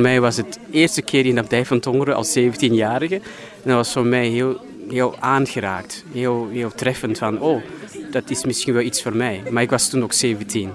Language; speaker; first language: Dutch; non-native, fluent; Thai